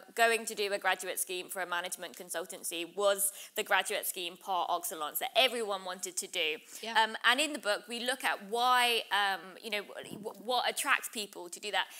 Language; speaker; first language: English; native; English